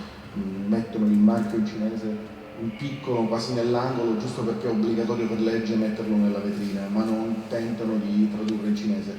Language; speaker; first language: Italian; native; Italian